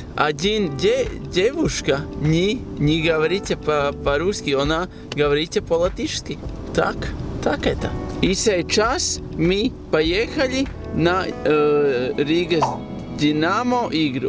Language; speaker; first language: Russian; non-native, learner; Latvian